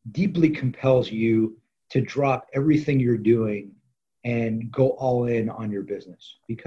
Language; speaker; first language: English; native; English